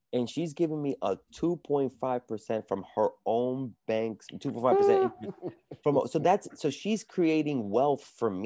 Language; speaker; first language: English; early bilingual, other home language; Spanish